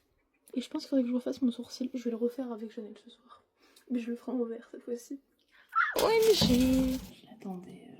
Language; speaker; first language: French; native; French